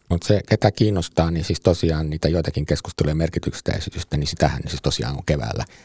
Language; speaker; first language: Finnish; native; Finnish